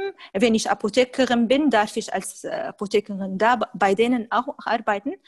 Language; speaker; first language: German; non-native, fluent; Arabic